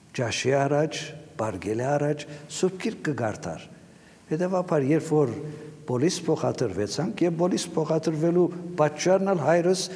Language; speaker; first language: Armenian; native; Armenian